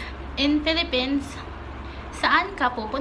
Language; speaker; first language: Filipino; non-native, local second language; Cebuano